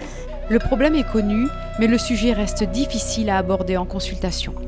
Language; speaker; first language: French; native; French